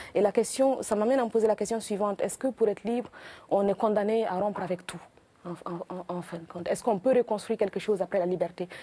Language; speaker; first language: French; non-native, local second language; Mossi